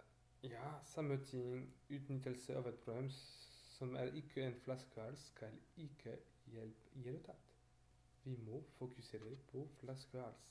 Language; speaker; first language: Norwegian; non-native, fluent; French